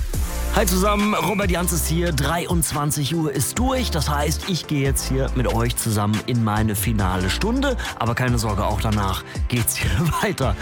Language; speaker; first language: German; native; German